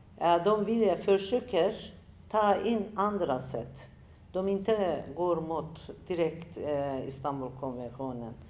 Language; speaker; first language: Swedish; non-native, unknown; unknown